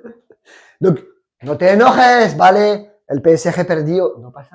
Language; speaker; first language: Spanish; non-native, fluent; French